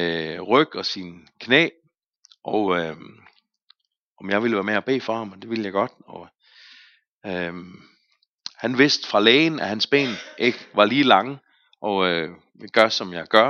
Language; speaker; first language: Danish; native; Danish